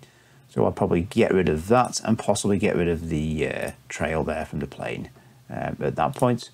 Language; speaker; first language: English; native; English